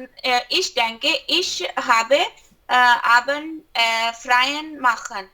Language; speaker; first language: German; non-native, learner; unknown